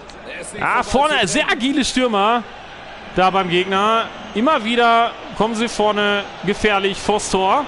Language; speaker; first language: German; native; German